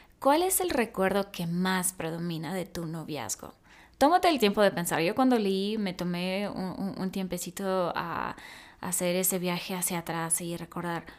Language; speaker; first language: Spanish; early bilingual, other home language; Russian